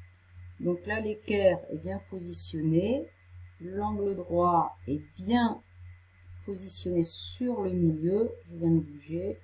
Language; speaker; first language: French; native; French